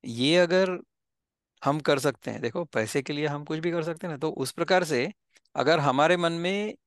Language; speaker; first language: Hindi; non-native, local second language; Marathi